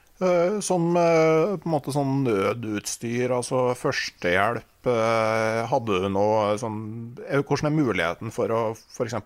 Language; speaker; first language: Norwegian; native; Norwegian